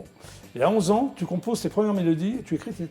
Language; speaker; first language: French; native; French